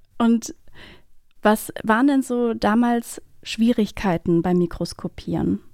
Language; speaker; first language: German; native; German